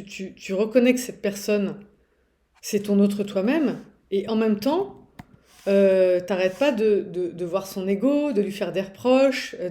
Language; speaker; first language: French; native; French